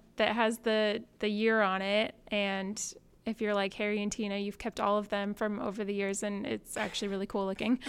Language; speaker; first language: English; native; English